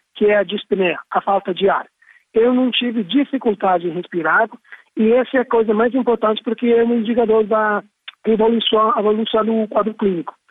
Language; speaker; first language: Portuguese; non-native, fluent; Italian